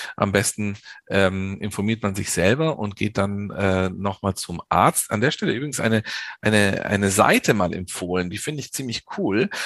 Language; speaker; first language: German; early bilingual, other home language; Italian